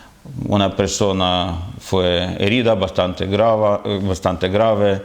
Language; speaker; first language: Spanish; non-native, fluent; Ukrainian